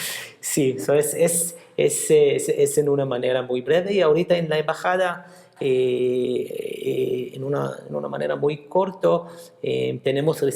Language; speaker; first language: Spanish; non-native, fluent; Hebrew